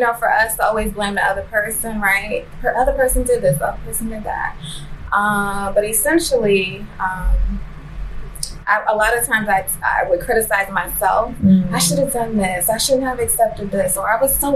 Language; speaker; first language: English; native; English